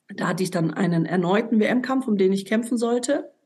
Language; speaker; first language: German; native; German